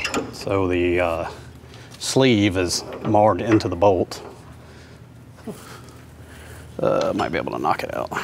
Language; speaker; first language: English; native; English